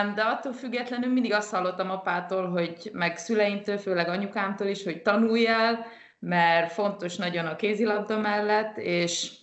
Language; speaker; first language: Hungarian; early bilingual, heritage; Hungarian